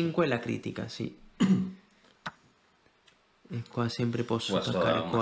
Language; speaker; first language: Italian; non-native, fluent; Spanish